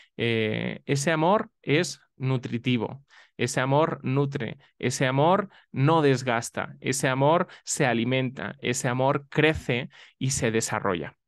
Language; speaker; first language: Spanish; native; Spanish